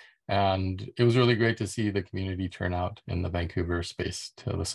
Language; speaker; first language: English; native; English